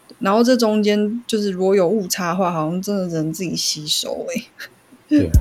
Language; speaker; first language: Chinese; native; Chinese